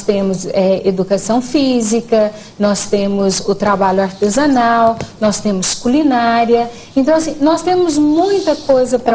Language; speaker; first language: Portuguese; native; Portuguese